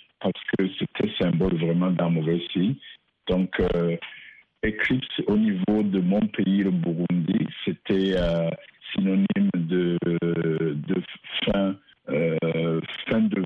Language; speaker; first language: French; non-native, local second language; Rundi